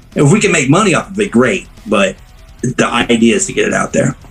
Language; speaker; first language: English; native; English